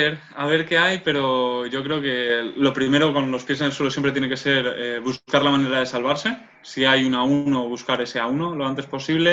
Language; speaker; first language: Spanish; non-native, local second language; Catalan